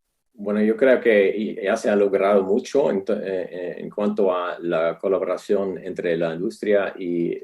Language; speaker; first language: Spanish; non-native, fluent; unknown